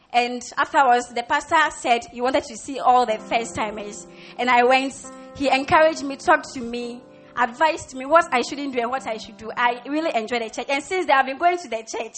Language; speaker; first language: English; non-native, local second language; Ewe